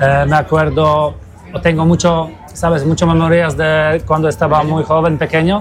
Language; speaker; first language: Spanish; non-native, learner; Polish